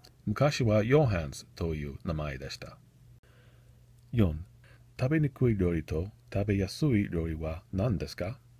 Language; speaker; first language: Japanese; non-native, learner; English